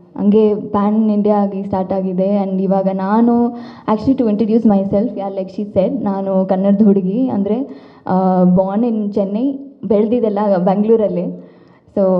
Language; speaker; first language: Kannada; non-native, local second language; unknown